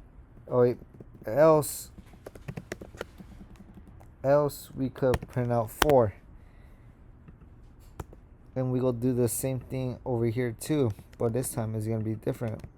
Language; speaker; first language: English; native; English